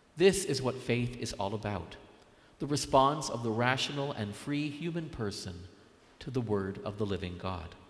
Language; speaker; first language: English; native; English